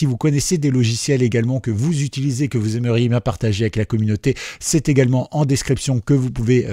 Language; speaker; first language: French; native; French